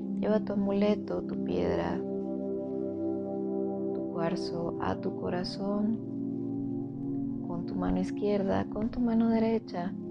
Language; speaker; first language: Spanish; native; Spanish